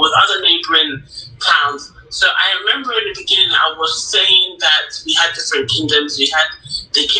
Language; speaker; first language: English; native; English